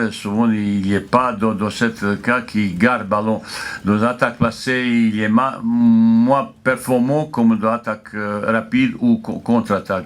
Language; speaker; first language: French; non-native, fluent; Bosnian